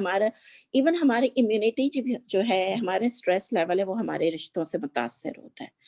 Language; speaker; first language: Urdu; native; Urdu